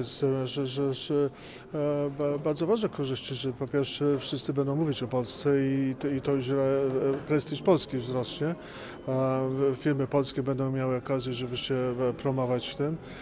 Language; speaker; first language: Polish; early bilingual, heritage; Polish